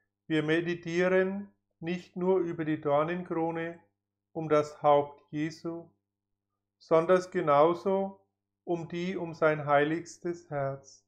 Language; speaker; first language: German; native; German